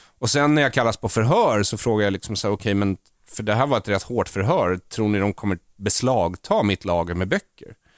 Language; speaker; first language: Swedish; native; Swedish